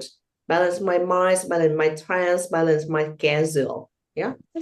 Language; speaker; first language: English; non-native, learner; Vietnamese